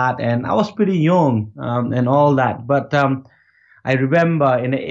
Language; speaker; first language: English; non-native, local second language; Nepali